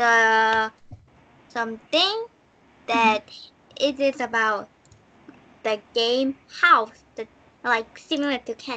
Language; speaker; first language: English; non-native, learner; Korean